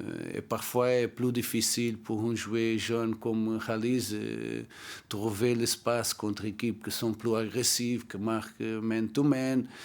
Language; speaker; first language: French; non-native, learner; Portuguese